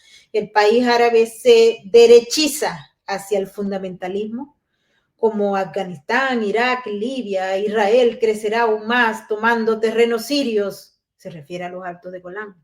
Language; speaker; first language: Spanish; native; Spanish